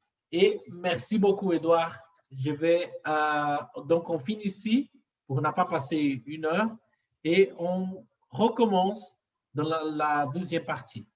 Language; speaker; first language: French; non-native, fluent; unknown